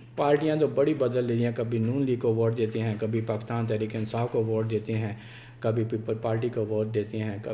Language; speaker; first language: Urdu; non-native, local second language; Punjabi